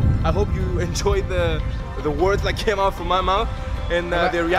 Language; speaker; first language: English; non-native, fluent; Greek